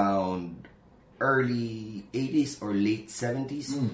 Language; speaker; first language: English; non-native, local second language; Filipino